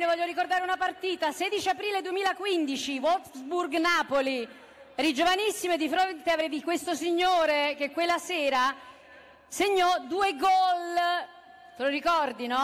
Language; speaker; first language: Italian; native; Italian